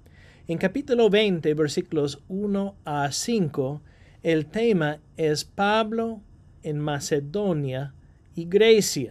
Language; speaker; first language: Spanish; non-native, fluent; English